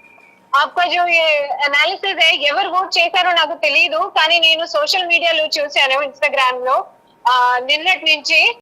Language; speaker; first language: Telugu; non-native, local second language; Hindi